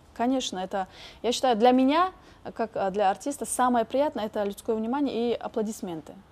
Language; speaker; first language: Russian; non-native, local second language; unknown